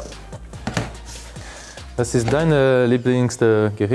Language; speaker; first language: German; non-native, learner; French